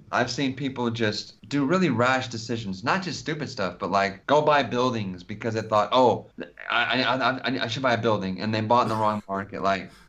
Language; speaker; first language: English; native; English